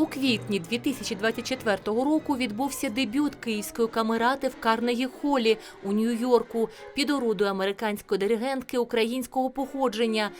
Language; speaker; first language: Ukrainian; native; Ukrainian